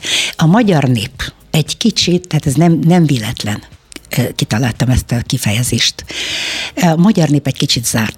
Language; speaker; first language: Hungarian; non-native, fluent; Russian